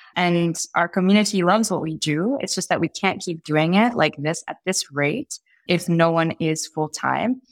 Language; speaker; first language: English; early bilingual, heritage; Italian